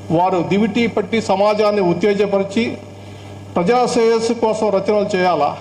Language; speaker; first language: Telugu; native; Telugu